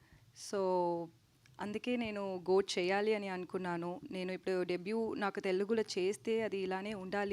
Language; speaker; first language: Telugu; non-native, learner; Tamil